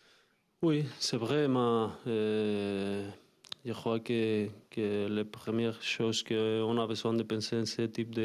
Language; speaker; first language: French; non-native, fluent; Spanish